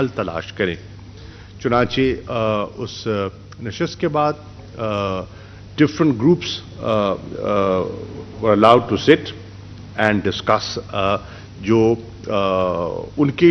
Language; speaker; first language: Urdu; non-native, local second language; Saraiki